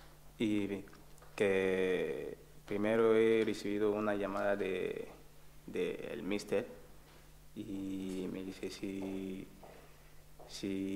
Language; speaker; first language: Spanish; non-native, learner; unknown